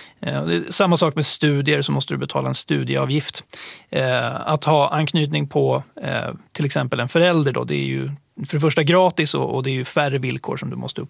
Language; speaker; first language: Swedish; native; Swedish